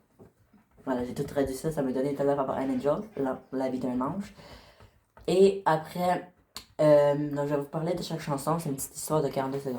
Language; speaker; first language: French; native; French